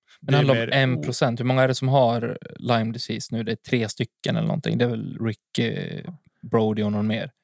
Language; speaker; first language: Swedish; native; Swedish